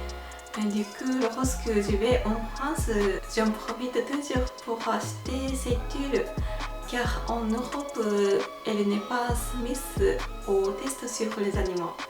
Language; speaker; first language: French; non-native, fluent; Japanese